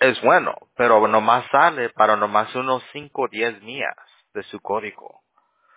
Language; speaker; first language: Spanish; early bilingual, heritage; Spanish